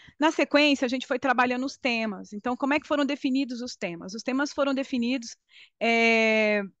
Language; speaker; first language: Portuguese; native; Portuguese